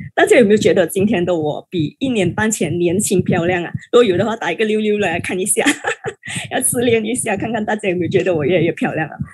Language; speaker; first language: Chinese; native; Chinese